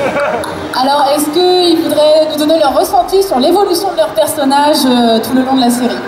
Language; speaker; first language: French; native; French